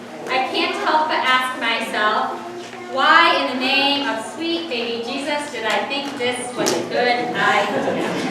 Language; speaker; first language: English; native; English